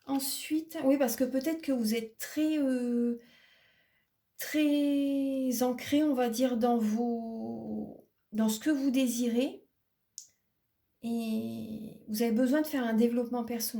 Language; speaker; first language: French; native; French